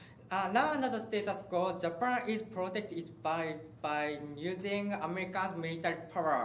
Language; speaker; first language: English; non-native, learner; Japanese